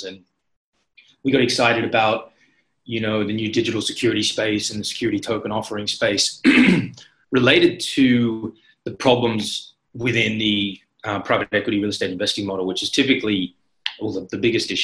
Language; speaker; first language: English; native; English